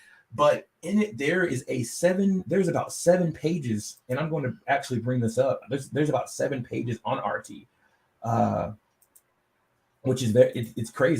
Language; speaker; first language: English; native; English